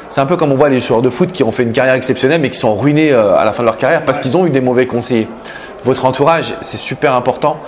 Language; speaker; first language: French; native; French